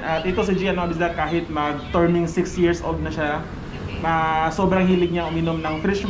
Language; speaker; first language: Filipino; non-native, local second language; Cebuano